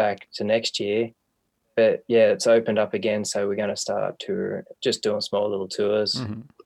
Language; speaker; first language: English; native; English